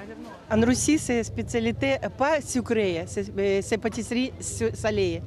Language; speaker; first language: French; non-native, learner; Russian